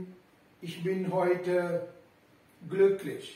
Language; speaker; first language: German; non-native, fluent; Sinhala